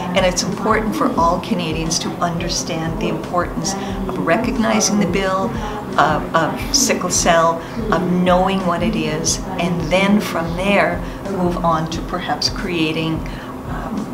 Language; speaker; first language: English; native; English